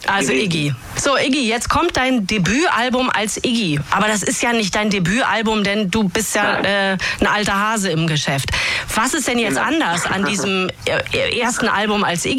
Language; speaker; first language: German; native; German